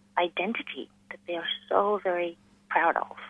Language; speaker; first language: English; non-native, local second language; Hindi